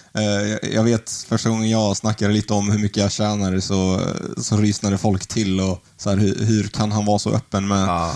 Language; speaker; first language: Swedish; early bilingual, other home language; Arabic